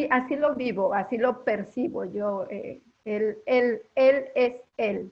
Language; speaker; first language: Spanish; native; Spanish